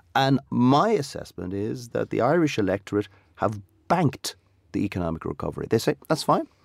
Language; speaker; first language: English; native; English